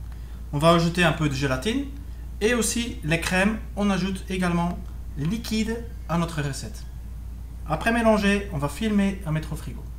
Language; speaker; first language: French; native; French